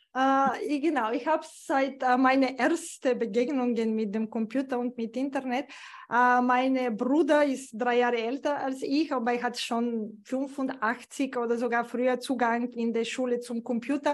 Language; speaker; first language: German; non-native, fluent; Bulgarian